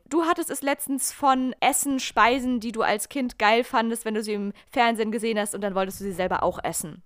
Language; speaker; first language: German; native; German